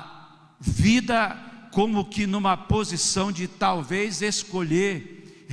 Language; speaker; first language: Portuguese; native; Portuguese